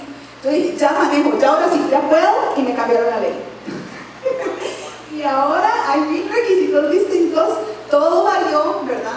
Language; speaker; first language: Spanish; native; Spanish